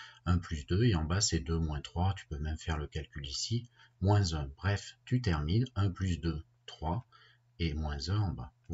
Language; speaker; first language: French; native; French